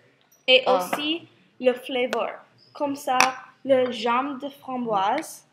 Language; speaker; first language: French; non-native, learner; English